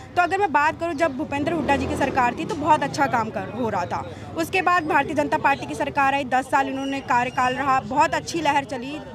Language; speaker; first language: Hindi; native; Hindi